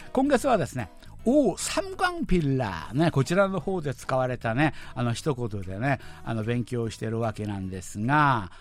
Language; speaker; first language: Japanese; non-native, fluent; Korean